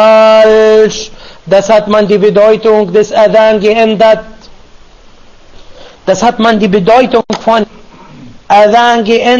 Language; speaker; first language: German; non-native, fluent; Arabic